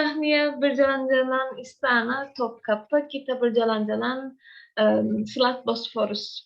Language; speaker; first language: Indonesian; non-native, learner; Turkish